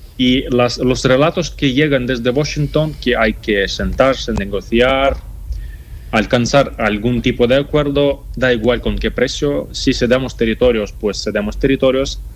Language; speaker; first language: Spanish; non-native, fluent; Ukrainian